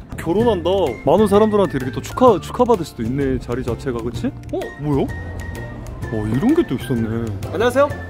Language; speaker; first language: Korean; native; Korean